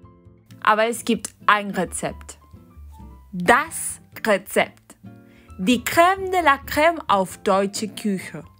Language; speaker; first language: German; non-native, learner; Spanish